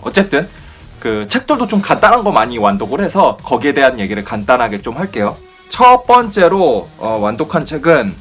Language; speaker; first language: Korean; native; Korean